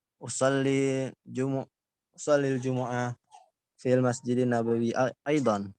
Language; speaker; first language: Arabic; non-native, learner; Indonesian